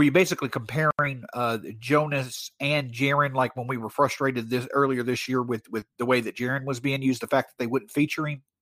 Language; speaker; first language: English; native; English